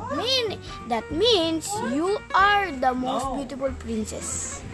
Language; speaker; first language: English; non-native, fluent; Arabic